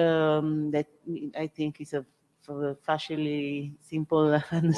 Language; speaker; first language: English; non-native, learner; Italian